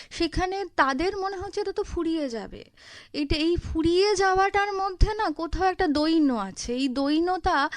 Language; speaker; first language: Bangla; native; Bangla